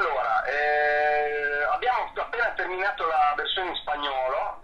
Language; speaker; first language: Italian; native; Italian